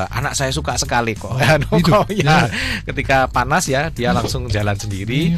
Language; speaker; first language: Indonesian; native; Indonesian